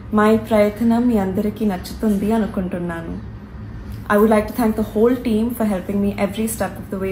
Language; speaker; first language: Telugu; non-native, learner; Hindi